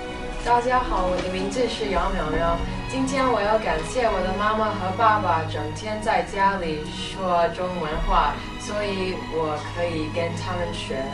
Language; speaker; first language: Chinese; early bilingual, heritage; Chinese